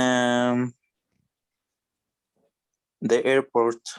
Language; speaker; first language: English; non-native, learner; Spanish